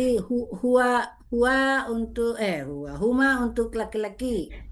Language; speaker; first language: Indonesian; native; Indonesian